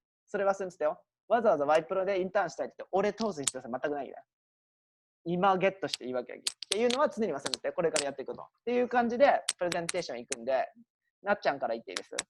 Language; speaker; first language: Japanese; native; Japanese